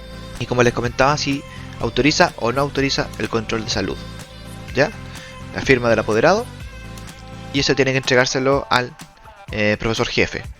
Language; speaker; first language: Spanish; native; Spanish